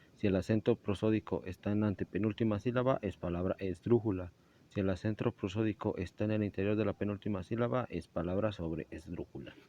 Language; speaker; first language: Spanish; native; Spanish